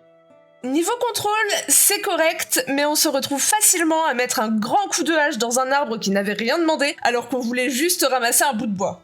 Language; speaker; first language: French; native; French